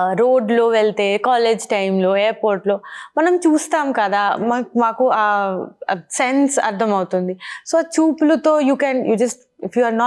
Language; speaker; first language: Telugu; non-native, learner; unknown